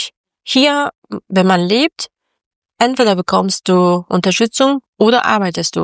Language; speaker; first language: German; non-native, learner; Persian